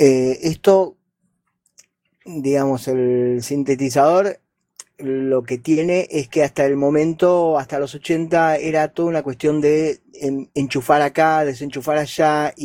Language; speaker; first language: Spanish; native; Spanish